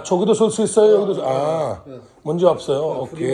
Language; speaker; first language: Korean; non-native, learner; Hindi